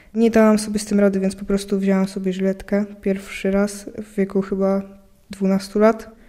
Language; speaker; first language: Polish; native; Polish